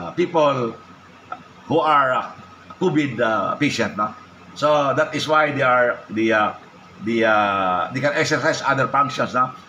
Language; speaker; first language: English; non-native, local second language; Cebuano